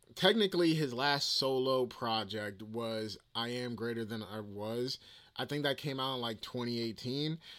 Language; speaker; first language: English; native; English